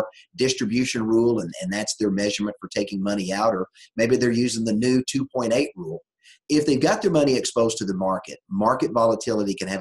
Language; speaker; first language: English; native; English